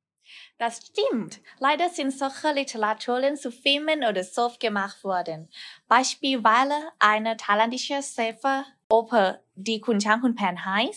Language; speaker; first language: German; non-native, learner; Thai